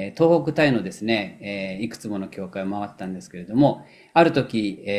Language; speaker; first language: Japanese; native; Japanese